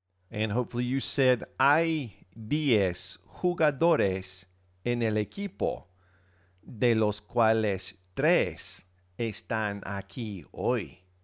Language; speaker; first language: Spanish; non-native, fluent; English